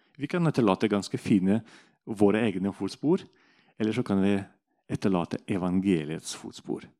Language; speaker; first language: Norwegian; non-native, fluent; Russian